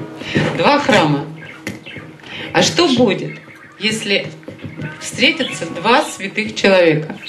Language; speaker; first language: Russian; native; Russian